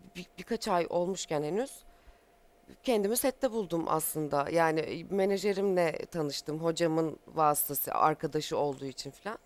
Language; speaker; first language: Turkish; native; Turkish